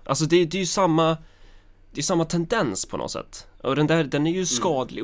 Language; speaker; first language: Swedish; native; Swedish